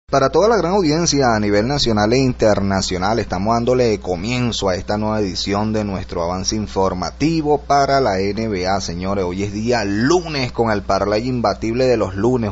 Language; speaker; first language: Spanish; native; Spanish